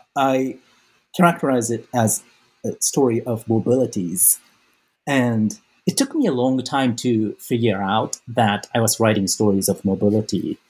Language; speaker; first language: English; non-native, fluent; Japanese